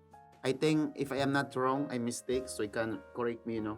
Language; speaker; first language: English; non-native, learner; Filipino